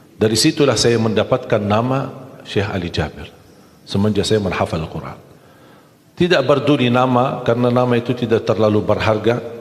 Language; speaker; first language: Malay; non-native, fluent; Arabic